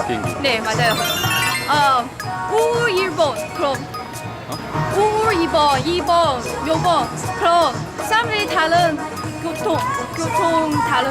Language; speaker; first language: Korean; non-native, learner; English